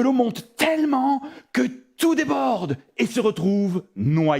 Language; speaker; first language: French; native; French